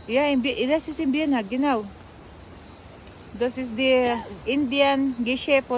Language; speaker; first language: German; non-native, learner; Filipino